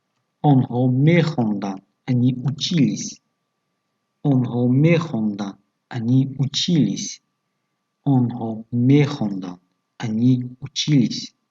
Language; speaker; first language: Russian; non-native, local second language; Tajik